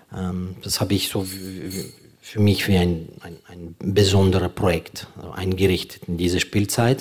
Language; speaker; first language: German; non-native, fluent; Ukrainian